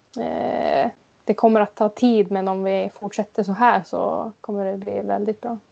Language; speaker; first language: Swedish; non-native, local second language; Finnish